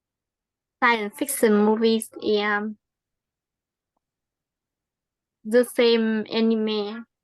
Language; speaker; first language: English; non-native, learner; Vietnamese